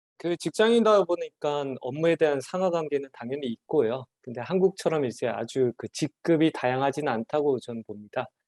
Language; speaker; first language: Korean; native; Korean